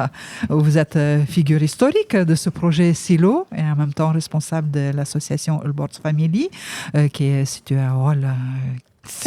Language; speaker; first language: French; native; French